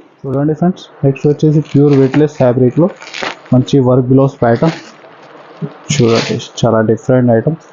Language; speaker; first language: Telugu; non-native, local second language; Urdu